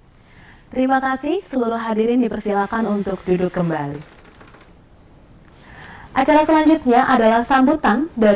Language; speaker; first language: Indonesian; native; Indonesian